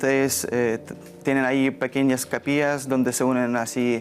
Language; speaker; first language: Spanish; non-native, learner; Ukrainian